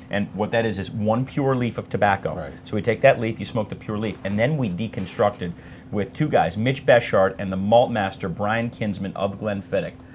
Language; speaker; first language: English; native; English